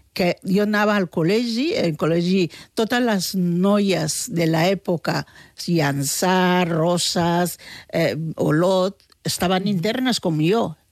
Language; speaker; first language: Catalan; early bilingual, other home language; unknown